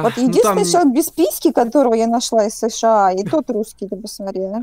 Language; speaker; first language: Russian; native; Russian